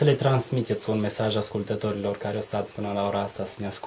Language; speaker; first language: Romanian; native; Romanian